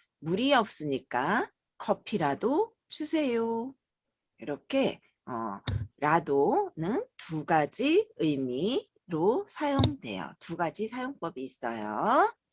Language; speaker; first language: Korean; native; Korean